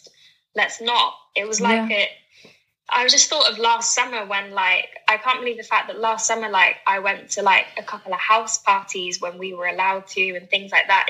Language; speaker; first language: English; native; English